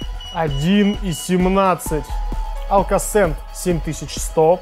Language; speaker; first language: Russian; native; Russian